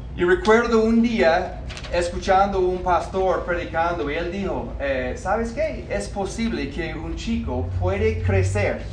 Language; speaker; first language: Spanish; non-native, fluent; English